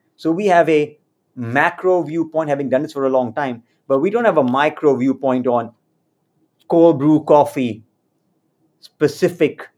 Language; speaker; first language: English; native; English